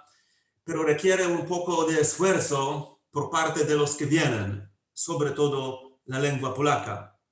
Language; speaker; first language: Spanish; non-native, fluent; Polish